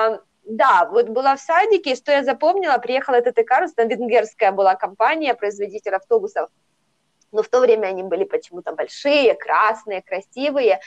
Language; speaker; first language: Russian; native; Russian